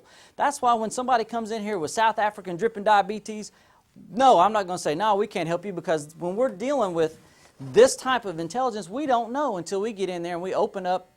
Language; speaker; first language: English; native; English